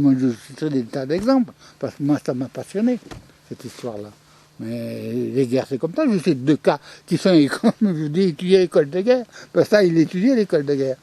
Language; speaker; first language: French; native; French